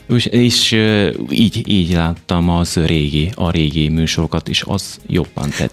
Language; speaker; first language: Hungarian; non-native, fluent; Japanese